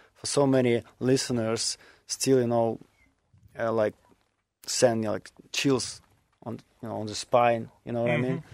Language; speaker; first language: English; non-native, fluent; Russian